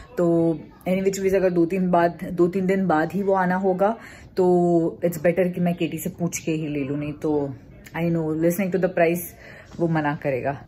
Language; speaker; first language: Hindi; non-native, local second language; Marathi